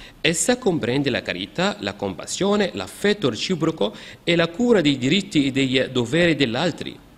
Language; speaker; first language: Italian; non-native, fluent; Arabic